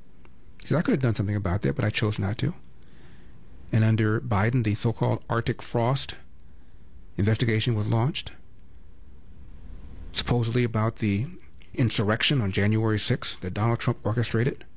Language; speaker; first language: English; native; English